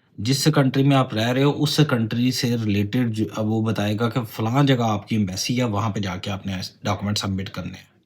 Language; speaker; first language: Urdu; non-native, local second language; Punjabi